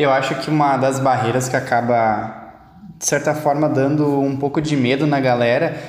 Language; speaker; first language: Portuguese; native; Portuguese